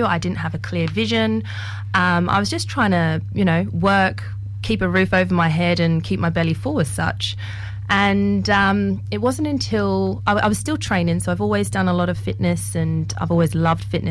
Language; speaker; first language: English; native; English